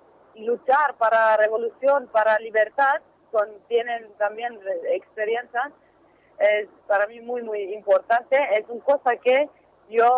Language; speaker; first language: Spanish; non-native, learner; Kurdish